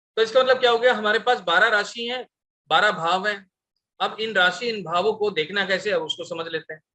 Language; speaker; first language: Hindi; non-native, local second language; Bangla